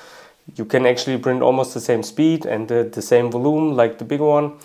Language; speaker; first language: English; non-native, fluent; German